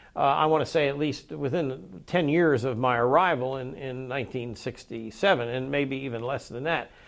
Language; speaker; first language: English; native; English